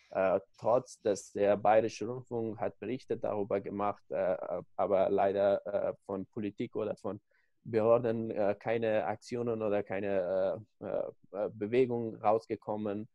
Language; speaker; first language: German; non-native, learner; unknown